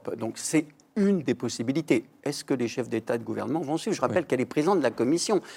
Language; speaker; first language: French; native; French